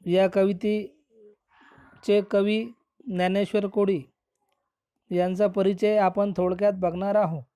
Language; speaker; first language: Marathi; non-native, local second language; Urdu